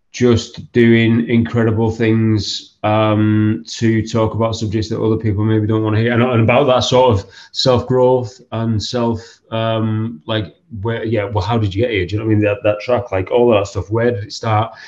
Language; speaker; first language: English; native; English